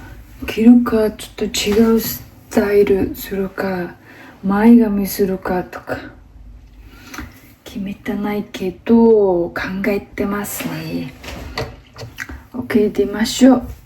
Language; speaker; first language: Japanese; non-native, fluent; Mongolian